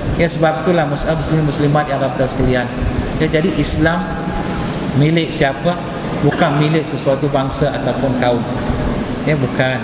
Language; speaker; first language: Malay; non-native, local second language; Tamil